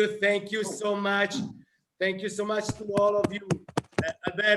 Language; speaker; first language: English; non-native, learner; Italian